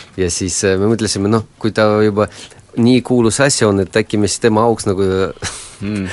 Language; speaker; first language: Estonian; non-native, local second language; Russian